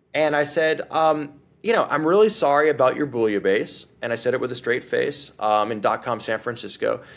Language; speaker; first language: English; native; English